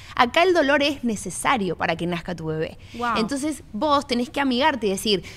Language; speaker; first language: Spanish; native; Spanish